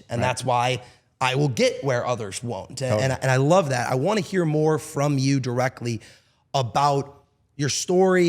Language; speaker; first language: English; native; English